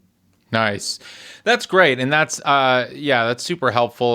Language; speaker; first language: English; native; English